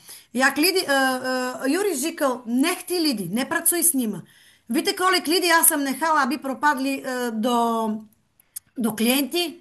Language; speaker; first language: Czech; non-native, fluent; Bulgarian